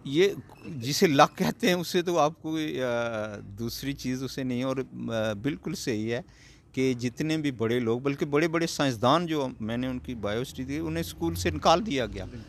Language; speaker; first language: Urdu; non-native, local second language; Pahari-Potwari